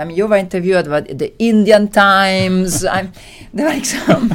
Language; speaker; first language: Swedish; non-native, fluent; Italian